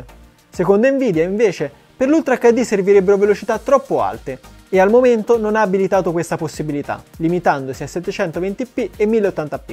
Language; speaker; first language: Italian; native; Italian